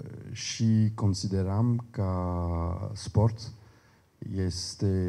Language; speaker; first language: Romanian; non-native, learner; French